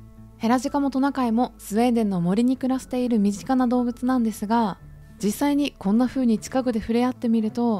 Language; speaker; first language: Japanese; native; Japanese